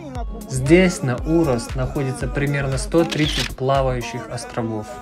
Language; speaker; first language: Russian; native; Russian